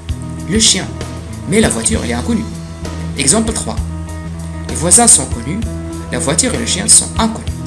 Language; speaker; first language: French; non-native, fluent; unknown